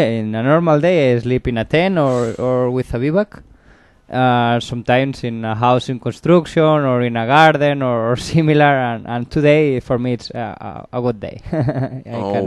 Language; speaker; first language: English; non-native, learner; Spanish